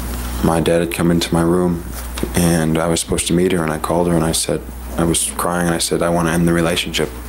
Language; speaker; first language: English; native; English